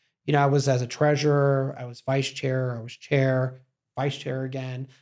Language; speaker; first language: English; native; English